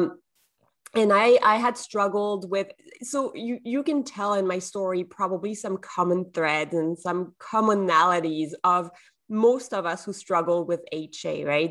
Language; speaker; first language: English; non-native, fluent; French